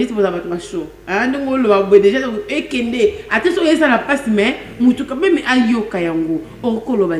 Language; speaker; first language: French; non-native, local second language; Lingala